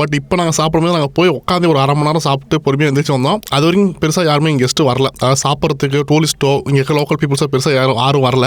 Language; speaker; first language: Tamil; native; Tamil